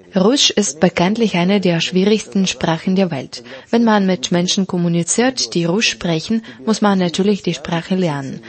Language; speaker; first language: German; non-native, fluent; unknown